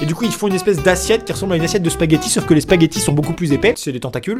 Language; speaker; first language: French; native; French